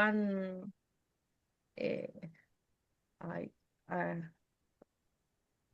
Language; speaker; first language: English; non-native, learner; Spanish